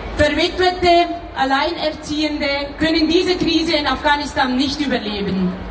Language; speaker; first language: German; non-native, fluent; Persian